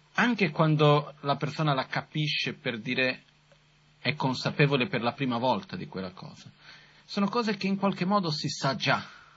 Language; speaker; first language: Italian; non-native, fluent; Portuguese